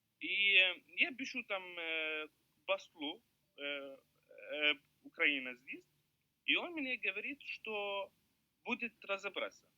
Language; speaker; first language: Russian; non-native, learner; Arabic